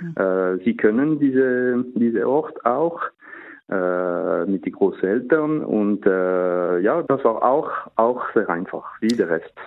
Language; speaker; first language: German; non-native, local second language; French